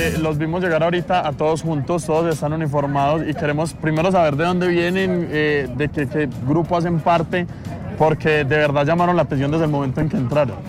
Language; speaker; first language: Spanish; native; Spanish